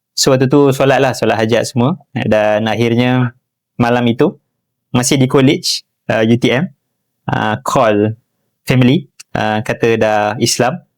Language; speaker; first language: Malay; non-native, local second language; Tamil